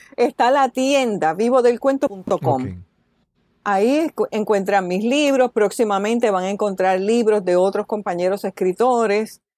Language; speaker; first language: Spanish; native; Spanish